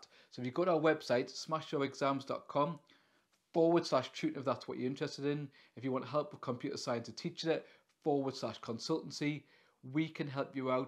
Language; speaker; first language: English; native; English